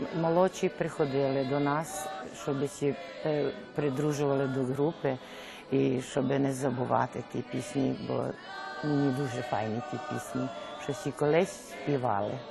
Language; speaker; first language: Ukrainian; early bilingual, heritage; Ukrainian